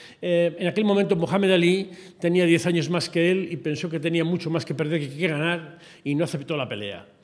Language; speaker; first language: Spanish; native; Spanish